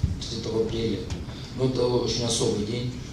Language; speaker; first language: Russian; native; Russian